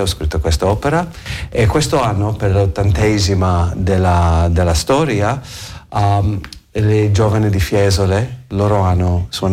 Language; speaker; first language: Italian; non-native, learner; English